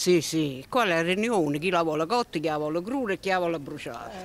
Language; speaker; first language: Italian; native; Italian